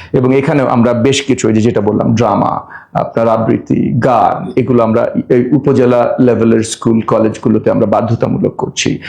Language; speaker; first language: Bangla; native; Bangla